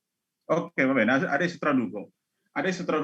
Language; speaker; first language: Italian; non-native, learner; Indonesian